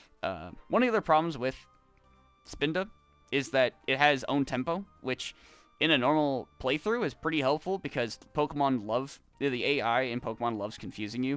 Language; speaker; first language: English; native; English